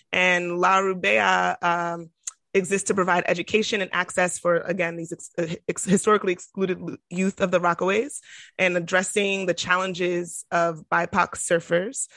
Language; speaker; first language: English; native; English